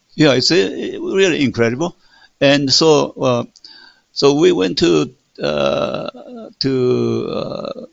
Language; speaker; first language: English; non-native, fluent; Min Nan Chinese